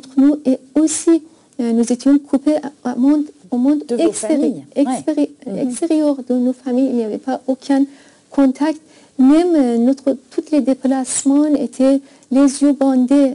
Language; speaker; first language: French; non-native, fluent; Persian